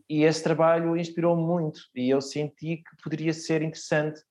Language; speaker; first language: Portuguese; early bilingual, other home language; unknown